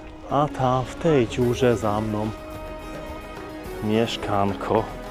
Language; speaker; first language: Polish; native; Polish